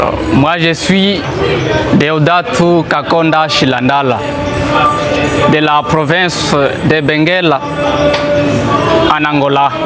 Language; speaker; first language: French; non-native, fluent; Portuguese